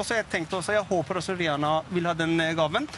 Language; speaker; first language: Norwegian; non-native, fluent; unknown